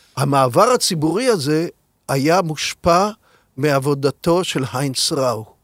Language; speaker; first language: Hebrew; native; Hebrew